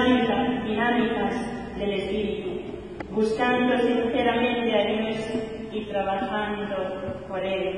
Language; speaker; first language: Spanish; non-native, fluent; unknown